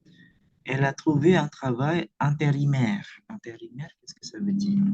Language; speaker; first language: French; non-native, fluent; Indonesian